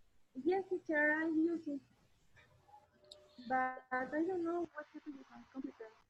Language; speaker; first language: English; non-native, learner; Spanish